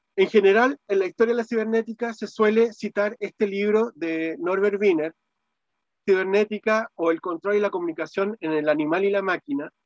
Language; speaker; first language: Spanish; native; Spanish